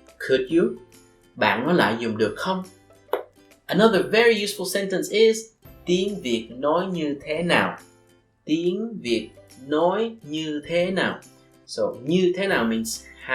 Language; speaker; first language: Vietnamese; non-native, fluent; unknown